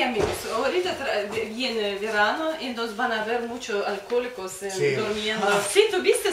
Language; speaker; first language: Spanish; non-native, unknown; Russian